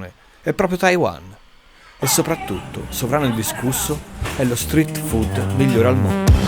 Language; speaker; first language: Italian; native; Italian